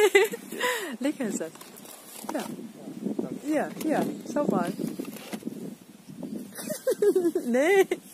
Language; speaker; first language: German; non-native, learner; Vietnamese